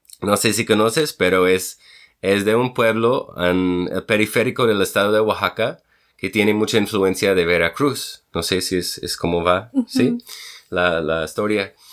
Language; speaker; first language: Spanish; non-native, fluent; English